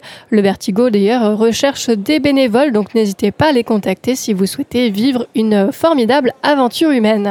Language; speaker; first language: French; native; French